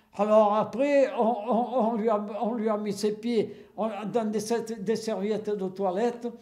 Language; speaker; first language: French; native; French